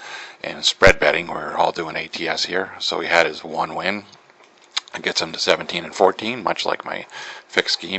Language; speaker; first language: English; native; English